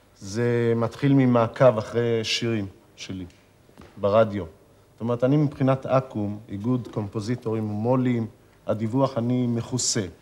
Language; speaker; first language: Hebrew; native; Hebrew